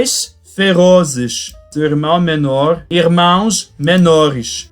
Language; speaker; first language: Portuguese; non-native, fluent; French